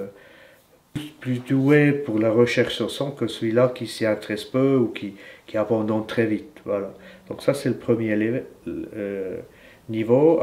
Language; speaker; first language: French; native; French